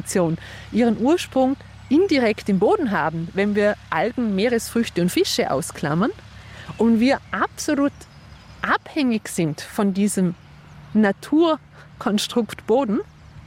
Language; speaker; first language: German; native; German